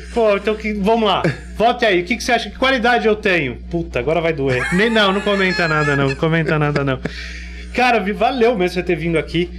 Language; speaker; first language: Portuguese; native; Portuguese